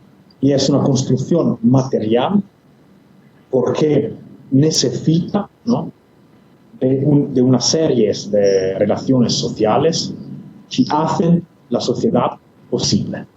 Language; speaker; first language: Spanish; non-native, fluent; Italian